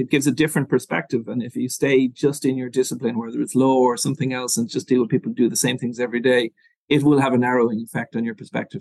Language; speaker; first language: English; native; English